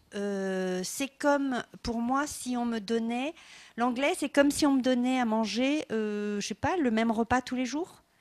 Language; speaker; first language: French; non-native, fluent; English